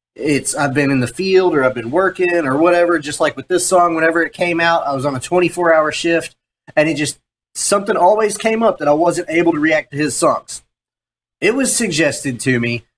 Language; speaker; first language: English; native; English